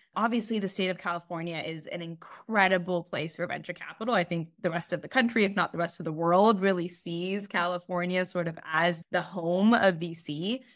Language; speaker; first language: English; native; English